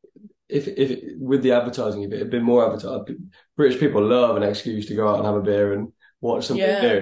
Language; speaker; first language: English; native; English